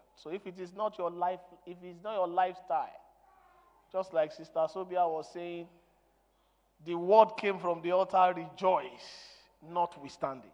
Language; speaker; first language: English; non-native, local second language; Yoruba